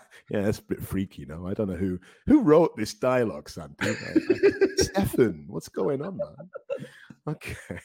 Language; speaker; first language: English; native; English